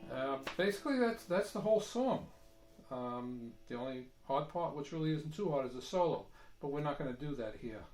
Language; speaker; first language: English; native; English